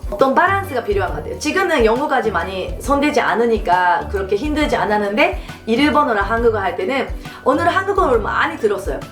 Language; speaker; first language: Korean; non-native, fluent; Japanese